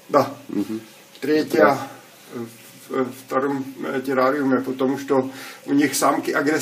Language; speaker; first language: Russian; non-native, fluent; Czech